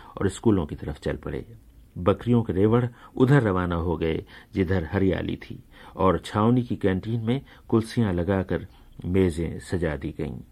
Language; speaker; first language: Urdu; native; Urdu